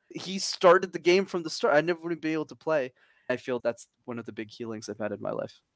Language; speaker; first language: English; early bilingual, other home language; Tamil